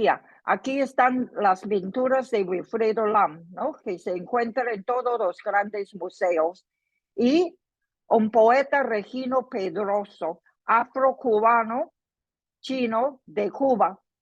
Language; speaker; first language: Spanish; non-native, fluent; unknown